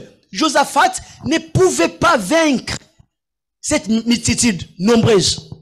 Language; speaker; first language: French; non-native, local second language; Lingala